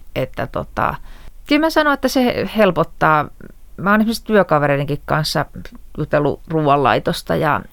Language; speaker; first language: Finnish; native; Finnish